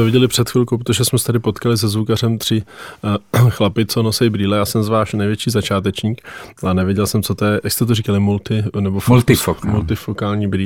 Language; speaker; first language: Czech; native; Czech